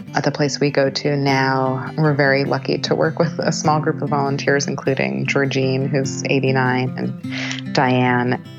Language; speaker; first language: English; native; English